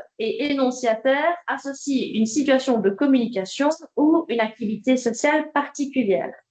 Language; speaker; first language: French; native; French